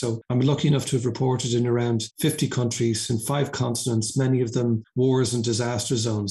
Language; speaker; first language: English; native; English